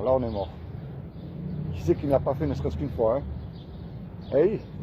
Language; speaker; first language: French; native; French